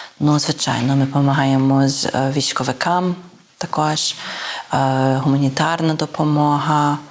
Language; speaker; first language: Ukrainian; early bilingual, heritage; Ukrainian